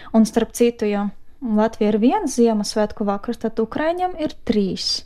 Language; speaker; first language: Latvian; non-native, fluent; Ukrainian